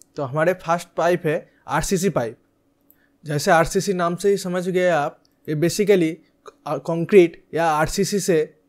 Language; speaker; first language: Hindi; native; Hindi